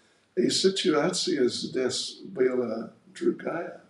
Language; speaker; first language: Russian; non-native, learner; English